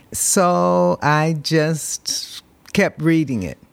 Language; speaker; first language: English; native; English